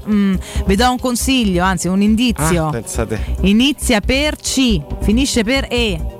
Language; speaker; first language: Italian; native; Italian